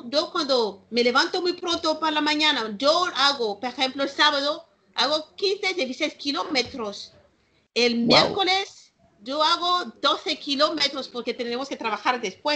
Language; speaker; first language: Spanish; non-native, learner; Malagasy